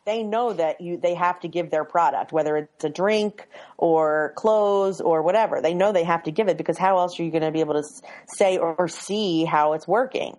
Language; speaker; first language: English; native; English